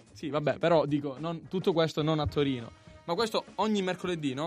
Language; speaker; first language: Italian; native; Italian